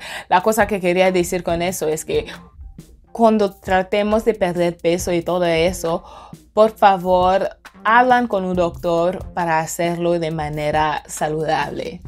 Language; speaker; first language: Spanish; non-native, fluent; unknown